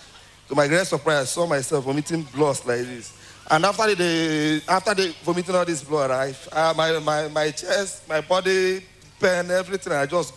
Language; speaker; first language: English; non-native, local second language; Igbo